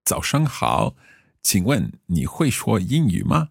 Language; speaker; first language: Chinese; non-native, learner; English